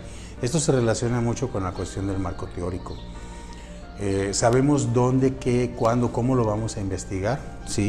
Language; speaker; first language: Spanish; native; Spanish